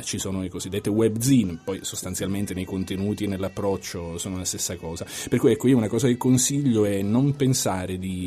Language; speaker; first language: Italian; native; Italian